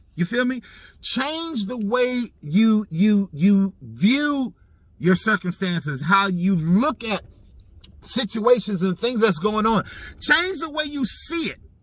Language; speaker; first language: English; native; English